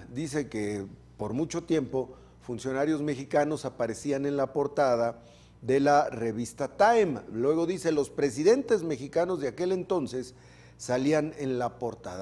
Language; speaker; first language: Spanish; native; Spanish